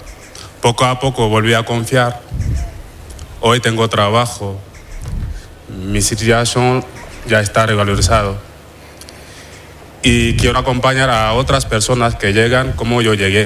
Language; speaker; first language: Spanish; non-native, fluent; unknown